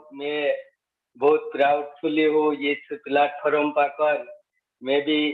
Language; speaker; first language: Hindi; non-native, local second language; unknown